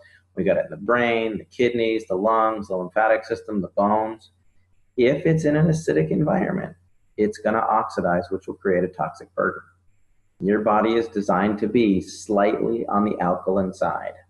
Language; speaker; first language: English; native; English